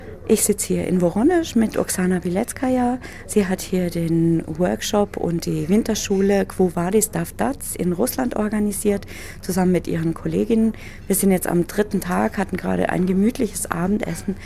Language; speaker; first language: German; native; German